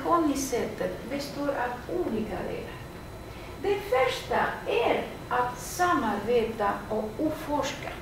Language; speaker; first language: Swedish; non-native, fluent; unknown